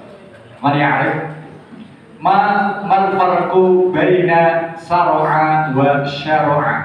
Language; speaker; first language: Arabic; non-native, fluent; Indonesian